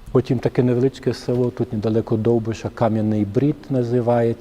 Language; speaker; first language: Ukrainian; non-native, fluent; Polish